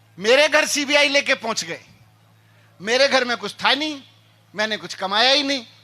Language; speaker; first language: Hindi; native; Hindi